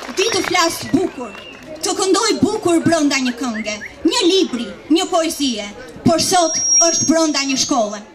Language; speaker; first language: Albanian; native; Albanian